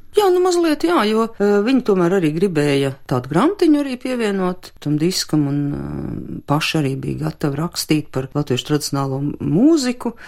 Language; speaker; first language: Latvian; native; Latvian